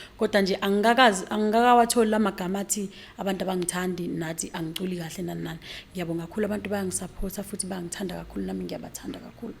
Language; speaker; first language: Zulu; native; Zulu